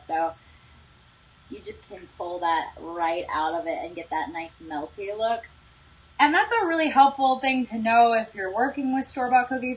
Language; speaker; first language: English; native; English